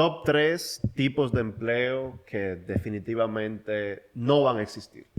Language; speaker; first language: Spanish; native; Spanish